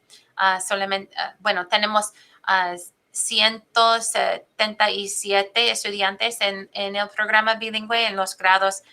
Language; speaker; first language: Spanish; non-native, fluent; English